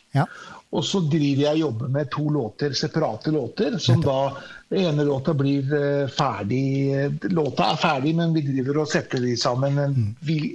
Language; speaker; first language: Norwegian; early bilingual, other home language; Persian